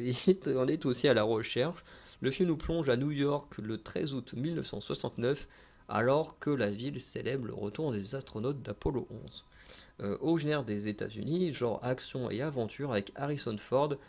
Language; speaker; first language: French; native; French